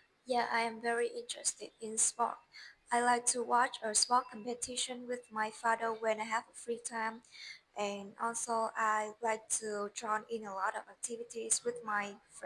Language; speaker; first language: English; non-native, learner; Vietnamese